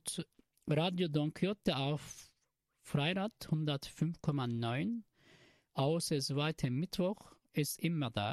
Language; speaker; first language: German; non-native, learner; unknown